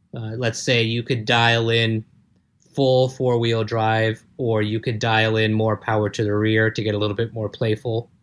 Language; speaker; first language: English; native; English